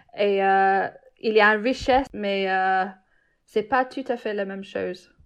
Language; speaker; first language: French; non-native, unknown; English